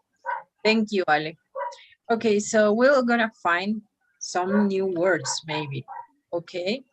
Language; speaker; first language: English; non-native, fluent; Spanish